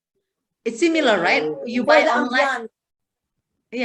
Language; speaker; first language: English; non-native, fluent; Indonesian